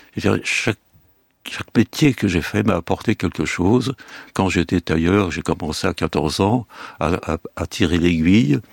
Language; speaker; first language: French; early bilingual, other home language; Yiddish